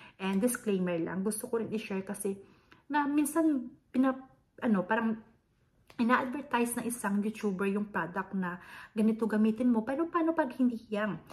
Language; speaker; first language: Filipino; non-native, local second language; Hiligaynon